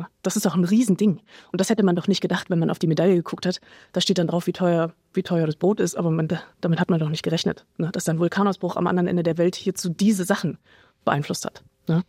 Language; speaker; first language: German; native; German